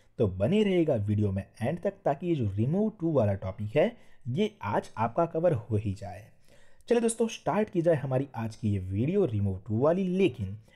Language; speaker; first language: Hindi; non-native, local second language; Gujarati